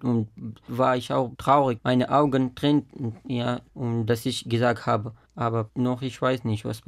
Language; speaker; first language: German; non-native, fluent; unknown